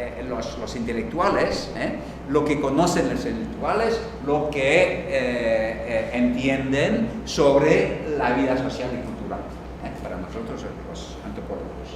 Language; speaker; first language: Spanish; non-native, fluent; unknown